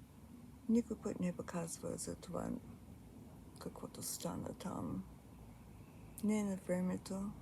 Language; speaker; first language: Bulgarian; early bilingual, heritage; Bulgarian